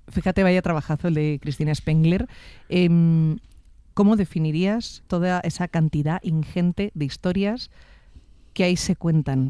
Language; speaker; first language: Spanish; native; Spanish